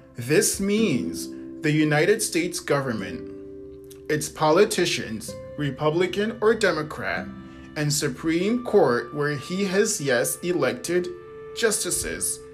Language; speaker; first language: English; native; English